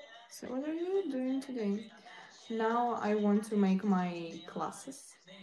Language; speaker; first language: English; non-native, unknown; Ukrainian